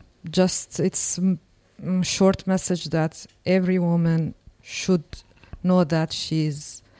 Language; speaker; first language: English; non-native, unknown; Kurdish